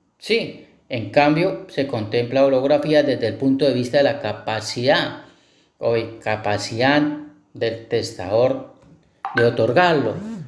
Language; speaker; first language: Spanish; native; Spanish